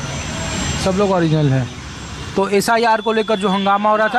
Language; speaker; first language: Hindi; native; Hindi